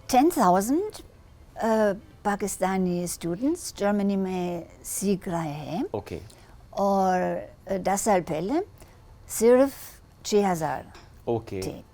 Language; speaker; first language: Hindi; non-native, learner; German